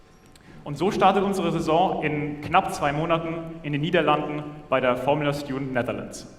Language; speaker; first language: German; native; German